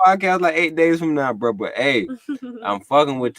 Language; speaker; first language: English; native; English